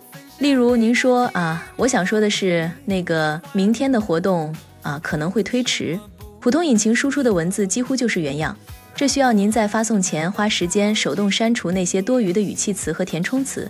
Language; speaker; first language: Chinese; native; Chinese